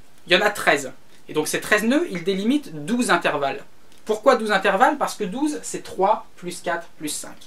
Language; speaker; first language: French; native; French